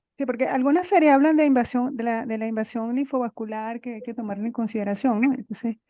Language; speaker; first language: Spanish; native; Spanish